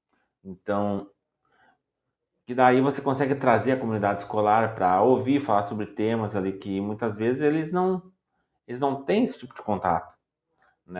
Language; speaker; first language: Portuguese; native; Portuguese